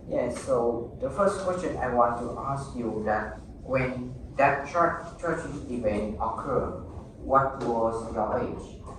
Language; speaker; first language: English; non-native, learner; Vietnamese